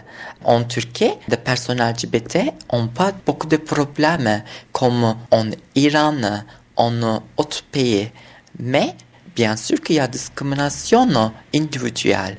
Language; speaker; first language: French; non-native, learner; Turkish